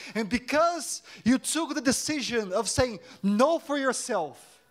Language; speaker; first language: English; non-native, fluent; Portuguese